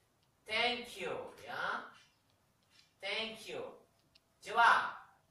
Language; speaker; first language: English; non-native, learner; Indonesian